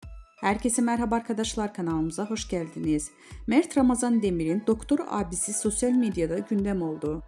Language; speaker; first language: Turkish; native; Turkish